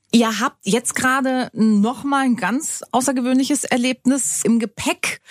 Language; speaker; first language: German; native; German